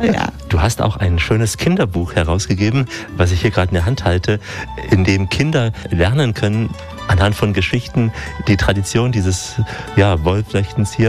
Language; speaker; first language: German; native; German